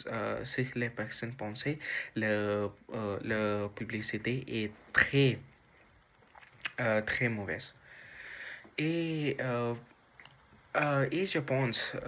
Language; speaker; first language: French; non-native, learner; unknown